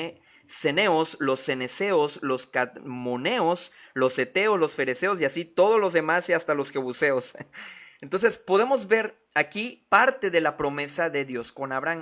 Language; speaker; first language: Spanish; native; Spanish